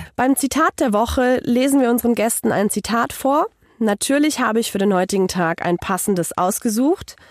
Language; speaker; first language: German; non-native, fluent; Hungarian